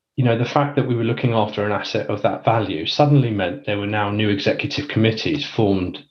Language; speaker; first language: English; native; English